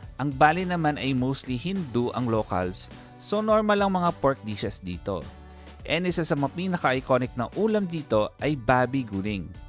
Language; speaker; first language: Filipino; native; Filipino